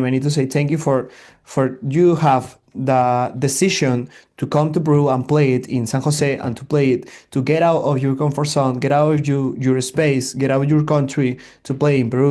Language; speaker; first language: English; non-native, learner; Spanish